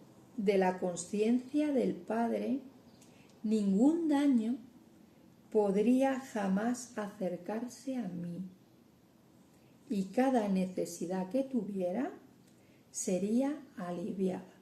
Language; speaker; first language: Spanish; native; Spanish